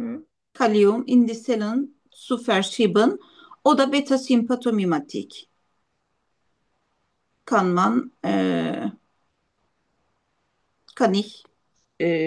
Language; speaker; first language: German; non-native, learner; Turkish